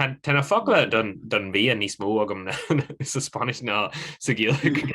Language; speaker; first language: Irish; non-native, local second language; English